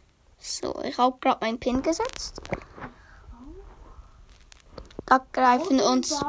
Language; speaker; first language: German; native; German